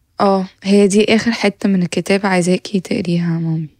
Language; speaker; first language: Arabic; native; Arabic